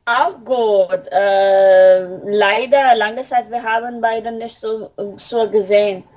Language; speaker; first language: German; non-native, learner; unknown